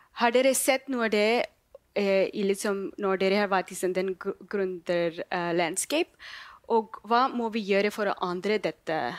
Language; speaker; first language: Norwegian; non-native, learner; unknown